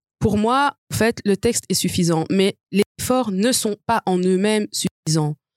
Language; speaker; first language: French; native; French